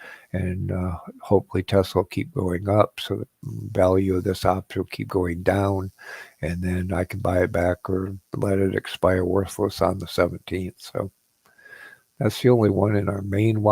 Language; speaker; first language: English; native; English